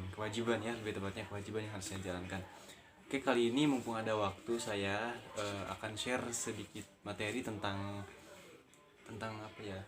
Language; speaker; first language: Indonesian; native; Indonesian